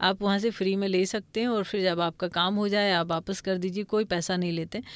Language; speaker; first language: Hindi; non-native, local second language; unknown